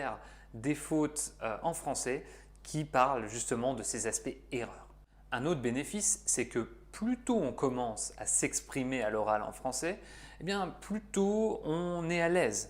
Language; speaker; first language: French; native; French